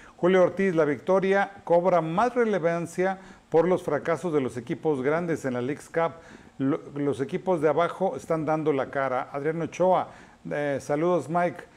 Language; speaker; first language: Spanish; native; Spanish